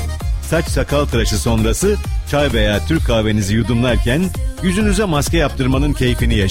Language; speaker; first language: Turkish; native; Turkish